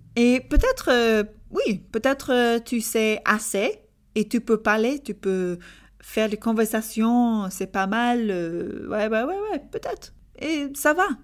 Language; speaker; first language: French; non-native, learner; English